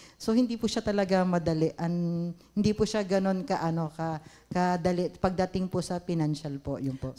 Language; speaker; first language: Filipino; native; Filipino